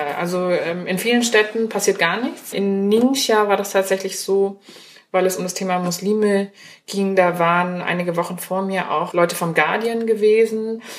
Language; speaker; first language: German; early bilingual, other home language; Chinese